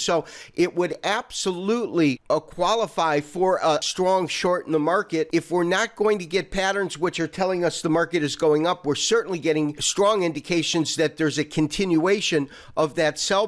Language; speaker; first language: English; native; English